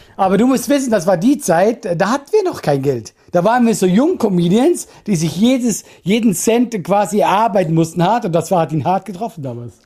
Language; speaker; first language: German; non-native, fluent; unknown